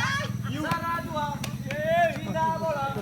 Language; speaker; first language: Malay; non-native, local second language; Nias